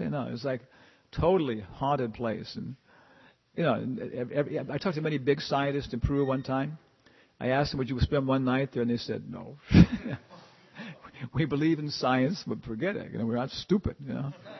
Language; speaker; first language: English; native; English